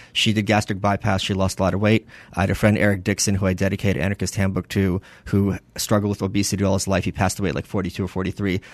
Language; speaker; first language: English; early bilingual, other home language; Russian